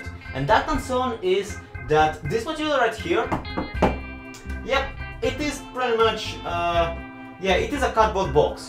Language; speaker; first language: English; non-native, fluent; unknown